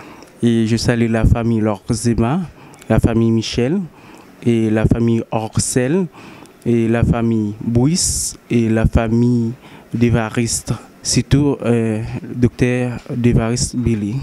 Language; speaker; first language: French; non-native, local second language; Haitian Creole